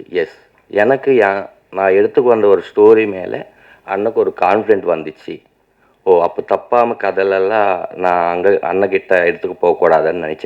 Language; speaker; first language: Tamil; non-native, learner; Telugu